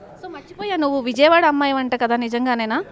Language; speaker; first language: Telugu; native; Telugu